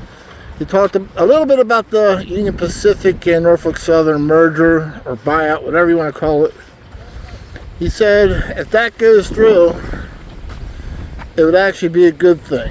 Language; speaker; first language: English; native; English